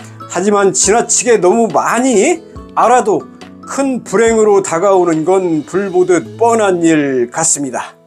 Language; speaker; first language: Korean; native; Korean